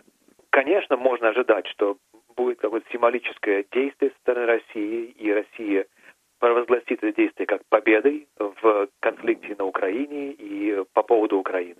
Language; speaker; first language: Russian; native; Russian